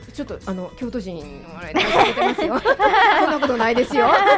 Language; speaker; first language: Japanese; native; Japanese